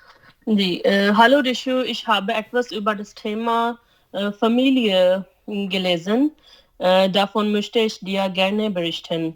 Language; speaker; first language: German; non-native, learner; Urdu